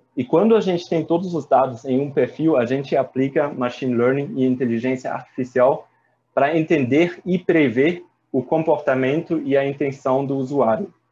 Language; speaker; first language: Portuguese; non-native, fluent; German